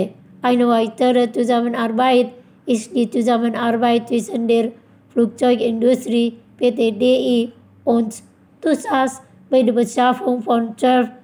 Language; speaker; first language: German; non-native, fluent; Indonesian